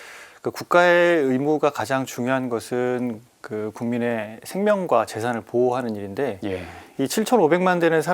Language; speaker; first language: Korean; native; Korean